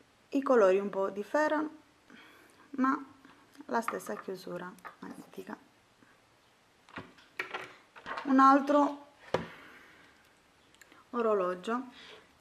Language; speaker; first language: Italian; non-native, fluent; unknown